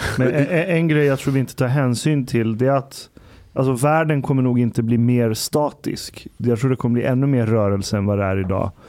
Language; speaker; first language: Swedish; early bilingual, other home language; Persian